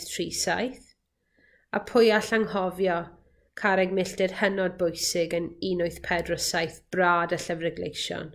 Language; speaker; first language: Welsh; native; Welsh